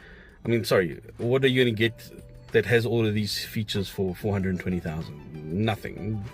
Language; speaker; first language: English; native; English